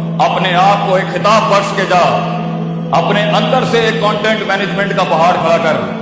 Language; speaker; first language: Urdu; non-native, local second language; Punjabi